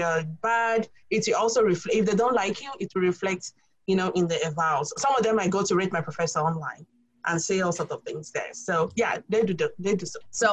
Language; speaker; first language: English; non-native, local second language; Yoruba